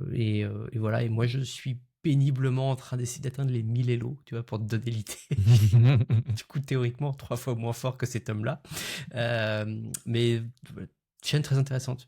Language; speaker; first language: French; native; French